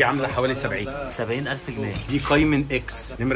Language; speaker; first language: Arabic; native; Arabic